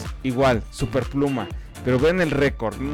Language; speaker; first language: Spanish; native; Spanish